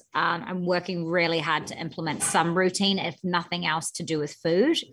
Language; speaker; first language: English; native; English